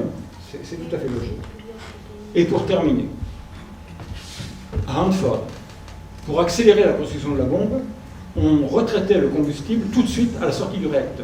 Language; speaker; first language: French; native; French